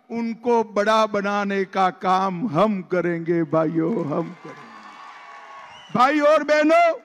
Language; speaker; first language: Hindi; non-native, local second language; Gujarati